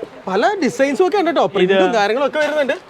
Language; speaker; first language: Malayalam; native; Malayalam